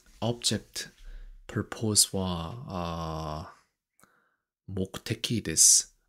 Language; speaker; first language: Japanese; non-native, learner; Korean